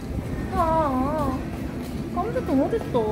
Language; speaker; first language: Korean; non-native, learner; Japanese